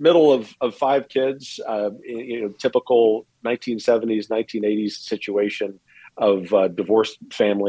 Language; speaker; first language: English; native; English